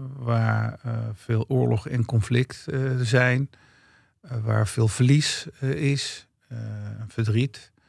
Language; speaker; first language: Dutch; early bilingual, other home language; Turkish